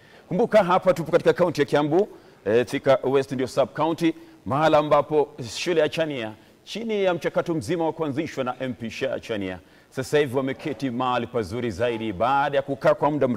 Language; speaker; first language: Swahili; non-native, local second language; Gusii